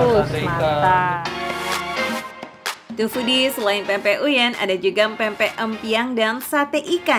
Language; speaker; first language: Indonesian; native; Indonesian